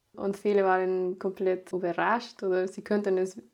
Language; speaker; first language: German; non-native, fluent; Spanish